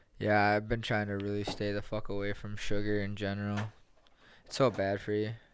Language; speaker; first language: English; native; English